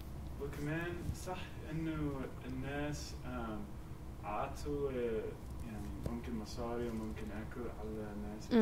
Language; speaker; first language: Arabic; non-native, learner; English